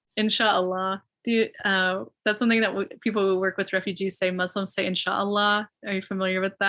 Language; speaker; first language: English; native; English